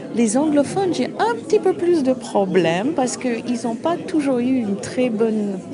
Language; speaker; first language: French; non-native, fluent; English